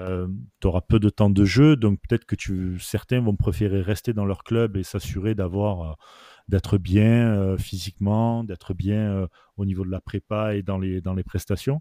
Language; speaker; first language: French; native; French